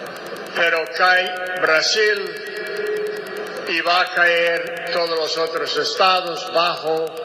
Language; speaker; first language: Spanish; non-native, fluent; English